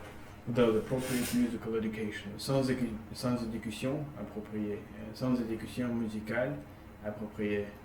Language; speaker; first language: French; non-native, learner; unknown